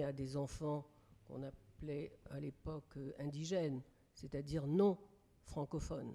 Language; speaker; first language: French; native; French